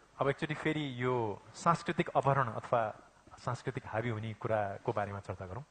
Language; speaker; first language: Nepali; native; Nepali